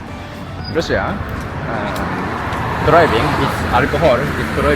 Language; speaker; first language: English; non-native, learner; Japanese